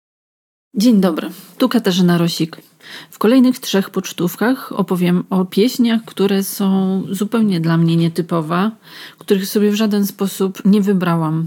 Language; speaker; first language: Polish; native; Polish